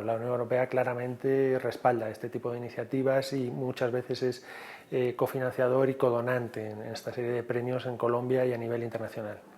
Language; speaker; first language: Spanish; native; Spanish